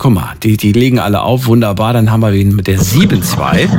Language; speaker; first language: German; native; German